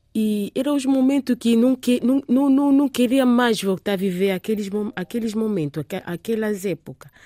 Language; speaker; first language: Portuguese; non-native, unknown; Lingala